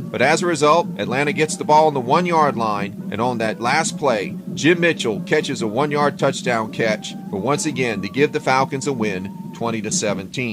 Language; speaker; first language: English; native; English